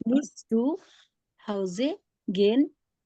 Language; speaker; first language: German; non-native, learner; Urdu